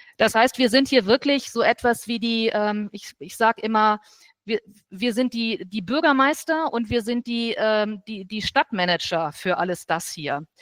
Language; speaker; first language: German; native; German